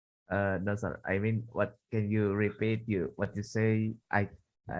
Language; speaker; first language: English; non-native, learner; Indonesian